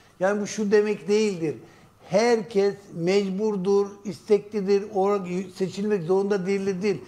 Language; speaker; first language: Turkish; native; Turkish